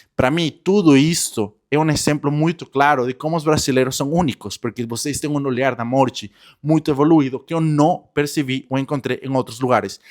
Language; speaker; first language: Portuguese; non-native, fluent; Spanish